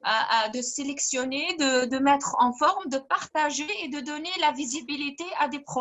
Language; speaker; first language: French; non-native, fluent; Arabic